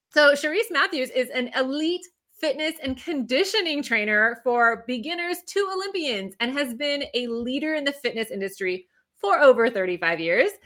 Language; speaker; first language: English; native; English